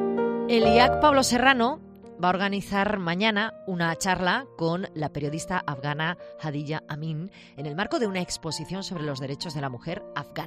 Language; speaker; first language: Spanish; native; Spanish